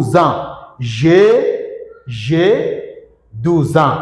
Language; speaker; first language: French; non-native, fluent; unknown